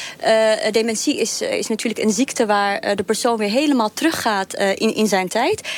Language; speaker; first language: Dutch; early bilingual, other home language; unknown